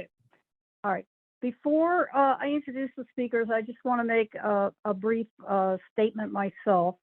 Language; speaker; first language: English; native; English